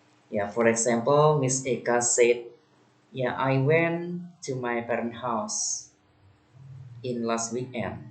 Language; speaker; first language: English; non-native, fluent; Indonesian